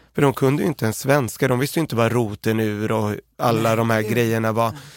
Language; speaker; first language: Swedish; early bilingual, other home language; Arabic